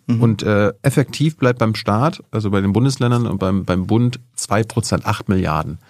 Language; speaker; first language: German; native; German